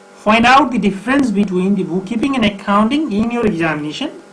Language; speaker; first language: English; non-native, local second language; Nepali